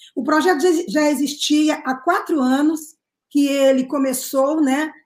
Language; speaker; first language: Portuguese; native; Portuguese